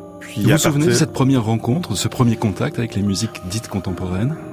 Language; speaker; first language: French; native; French